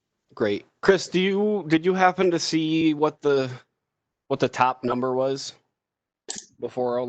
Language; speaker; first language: English; native; English